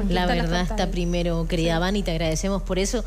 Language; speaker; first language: Spanish; native; Spanish